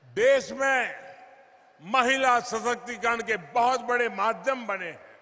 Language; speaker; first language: Hindi; non-native, local second language; Gujarati